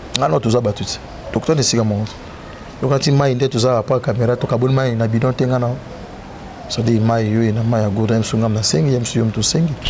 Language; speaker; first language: Lingala; native; Lingala